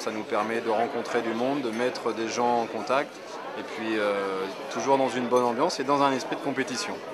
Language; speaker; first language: French; native; French